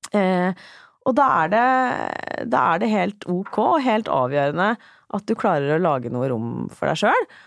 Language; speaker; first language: Norwegian; native; Norwegian